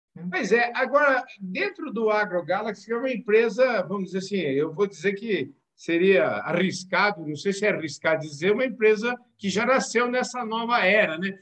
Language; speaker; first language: Portuguese; native; Portuguese